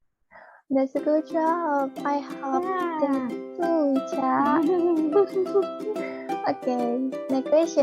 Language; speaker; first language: English; non-native, learner; Indonesian